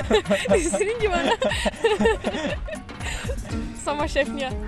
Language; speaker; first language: Indonesian; non-native, fluent; Turkish